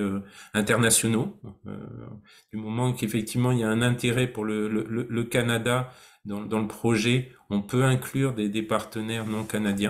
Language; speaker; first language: French; native; French